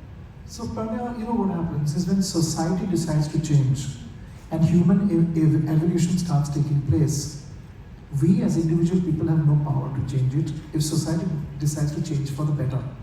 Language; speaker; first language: English; non-native, local second language; Bangla